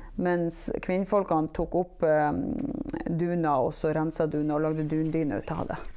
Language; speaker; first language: Norwegian; native; Norwegian